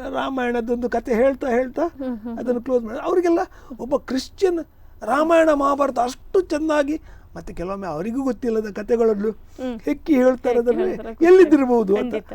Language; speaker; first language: Kannada; native; Kannada